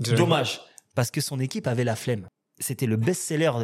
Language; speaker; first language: French; native; French